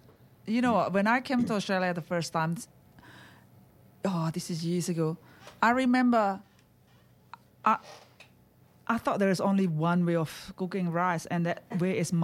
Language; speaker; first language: English; non-native, fluent; Indonesian